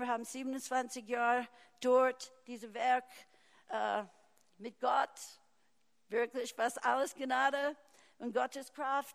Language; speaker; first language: German; non-native, fluent; English